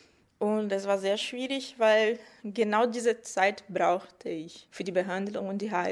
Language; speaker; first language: German; non-native, fluent; Portuguese